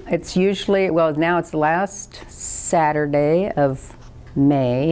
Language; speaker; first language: English; native; English